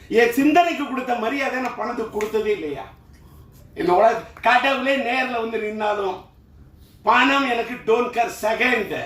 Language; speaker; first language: Tamil; native; Tamil